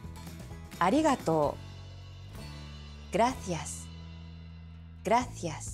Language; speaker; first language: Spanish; non-native, fluent; Japanese